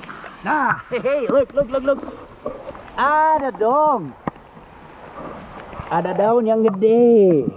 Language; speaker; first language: Indonesian; non-native, fluent; English